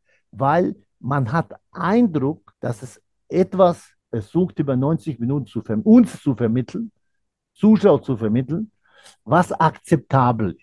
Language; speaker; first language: German; non-native, fluent; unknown